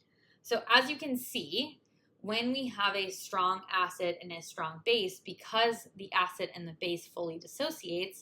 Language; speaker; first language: English; native; English